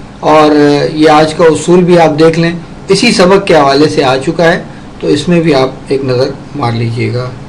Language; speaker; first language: Urdu; native; Urdu